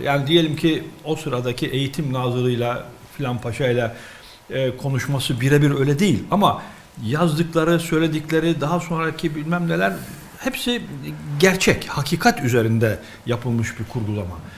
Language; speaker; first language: Turkish; native; Turkish